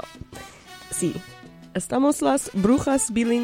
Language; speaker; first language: Spanish; non-native, local second language; English